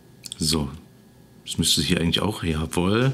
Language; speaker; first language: German; native; German